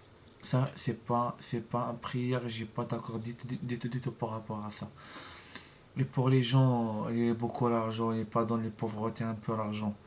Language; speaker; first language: French; non-native, learner; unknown